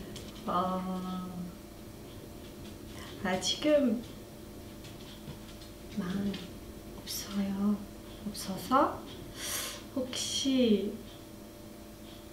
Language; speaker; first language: Korean; non-native, learner; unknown